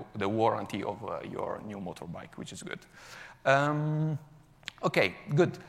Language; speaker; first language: English; non-native, fluent; Italian